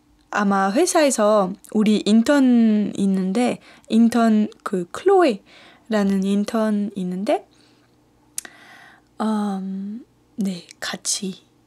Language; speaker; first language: Korean; non-native, fluent; French